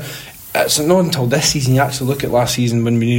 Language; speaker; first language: English; native; English